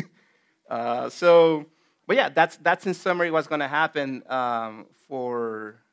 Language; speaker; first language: English; non-native, fluent; Spanish